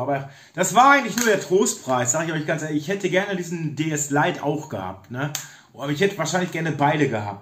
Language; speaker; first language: German; native; German